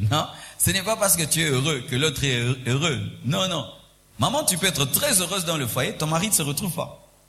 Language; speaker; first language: French; non-native, local second language; Swahili